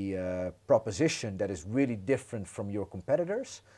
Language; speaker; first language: English; non-native, fluent; Dutch